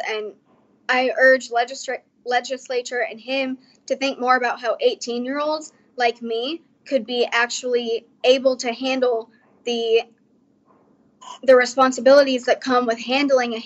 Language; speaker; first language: English; native; English